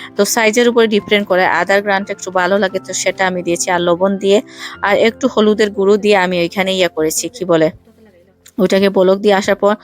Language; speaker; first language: Bangla; non-native, local second language; Sylheti